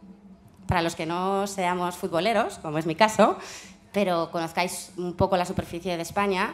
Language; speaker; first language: Spanish; native; Spanish